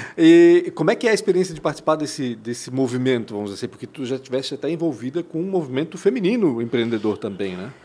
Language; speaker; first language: Portuguese; native; Portuguese